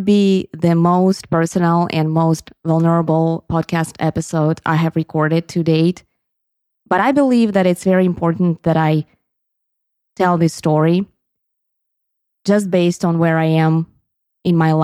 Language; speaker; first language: English; non-native, fluent; Russian